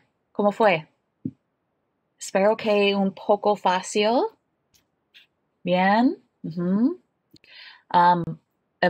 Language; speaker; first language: Spanish; non-native, learner; English